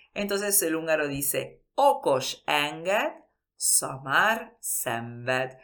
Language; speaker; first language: Spanish; early bilingual, heritage; Spanish